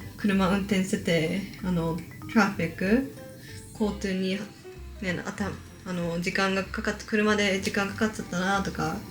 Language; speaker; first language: Japanese; early bilingual, heritage; Japanese